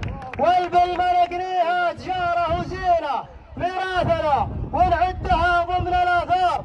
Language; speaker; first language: Arabic; native; Arabic